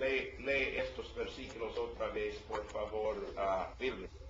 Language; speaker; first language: Spanish; non-native, learner; English